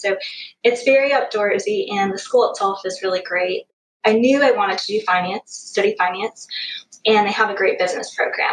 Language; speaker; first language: English; native; English